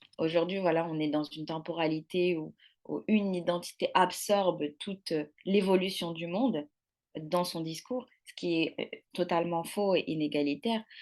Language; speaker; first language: French; non-native, local second language; Arabic